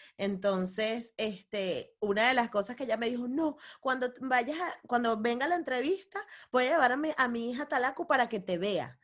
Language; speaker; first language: Spanish; native; Spanish